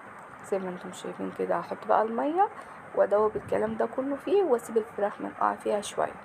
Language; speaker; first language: Arabic; native; Arabic